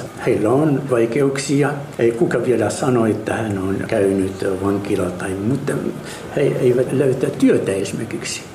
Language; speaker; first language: Finnish; non-native, learner; Arabic